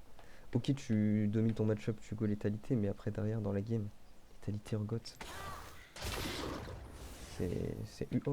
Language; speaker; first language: French; native; French